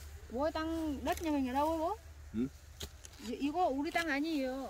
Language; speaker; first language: Korean; non-native, learner; Vietnamese